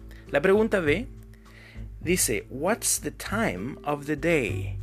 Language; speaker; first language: English; non-native, fluent; Spanish